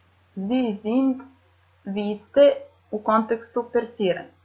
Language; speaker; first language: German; non-native, fluent; Serbian